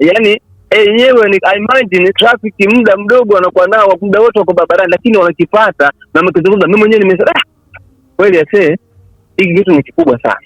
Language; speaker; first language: Swahili; native; Swahili